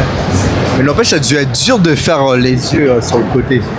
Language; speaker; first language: French; native; French